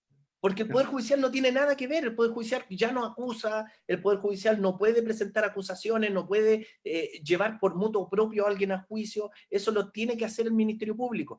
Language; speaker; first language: Spanish; native; Spanish